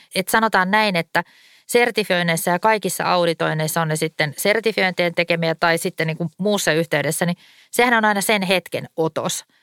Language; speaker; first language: Finnish; native; Finnish